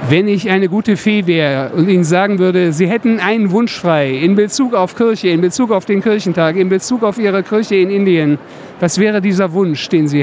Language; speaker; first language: German; native; German